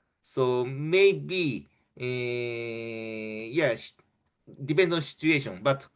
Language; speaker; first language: English; non-native, fluent; Japanese